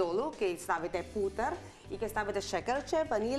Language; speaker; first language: Macedonian; non-native, learner; Filipino